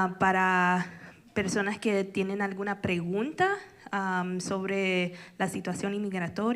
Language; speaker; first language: Spanish; early bilingual, other home language; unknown